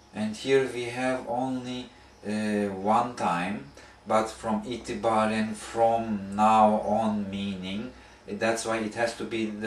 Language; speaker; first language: English; non-native, fluent; Turkish